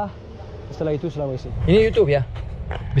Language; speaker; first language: Indonesian; non-native, learner; English